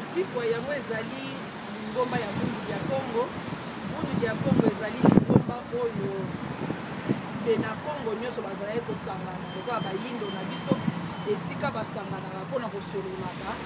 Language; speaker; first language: Lingala; non-native, local second language; Kongo